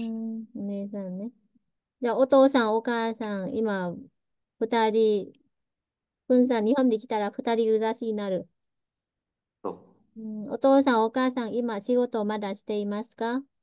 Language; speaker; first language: Japanese; early bilingual, heritage; Vietnamese